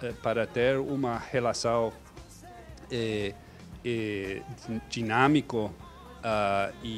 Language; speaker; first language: Portuguese; non-native, fluent; English